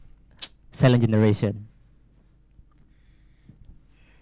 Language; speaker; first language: English; non-native, learner; Indonesian